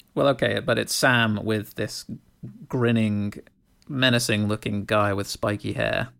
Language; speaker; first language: English; native; English